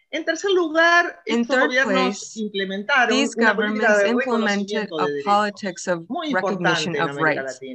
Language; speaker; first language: English; non-native, fluent; Spanish